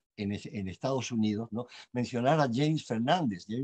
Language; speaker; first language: Spanish; native; Spanish